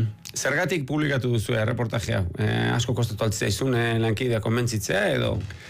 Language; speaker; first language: Basque; native; Basque